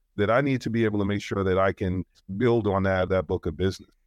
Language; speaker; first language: English; native; English